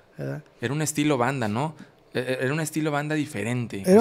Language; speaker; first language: Spanish; native; Spanish